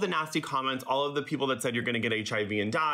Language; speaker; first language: English; early bilingual, other home language; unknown